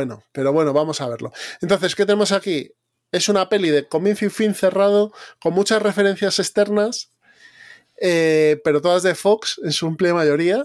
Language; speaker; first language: Spanish; native; Spanish